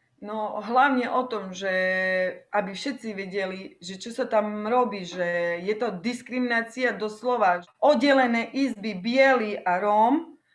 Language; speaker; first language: Slovak; non-native, local second language; Romany